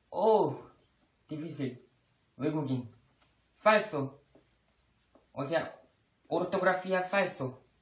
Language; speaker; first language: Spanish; non-native, fluent; Korean